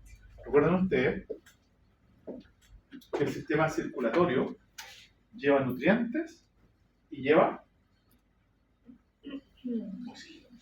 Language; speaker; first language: Spanish; native; Spanish